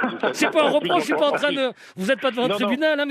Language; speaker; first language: French; native; French